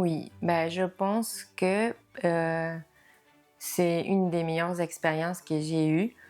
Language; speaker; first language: French; non-native, fluent; Spanish